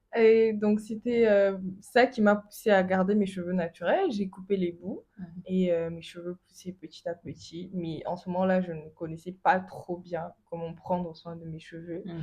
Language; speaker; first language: French; non-native, local second language; Lingala